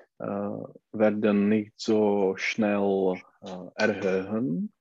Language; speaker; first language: German; non-native, learner; Czech